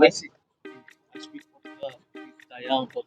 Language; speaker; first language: English; non-native, learner; Malay